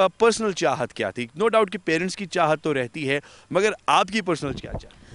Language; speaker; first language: Hindi; non-native, local second language; Kashmiri